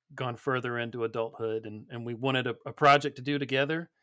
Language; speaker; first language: English; native; English